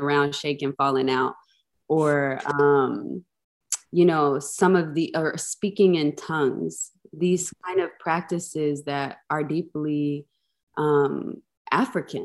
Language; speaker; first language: English; native; English